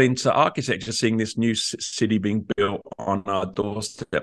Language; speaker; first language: English; native; English